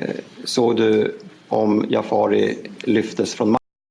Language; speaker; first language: Swedish; native; Swedish